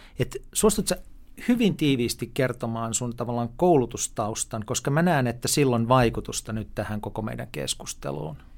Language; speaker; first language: Finnish; native; Finnish